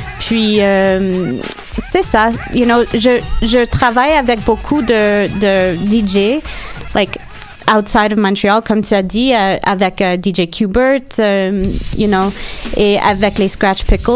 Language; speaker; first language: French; non-native, local second language; English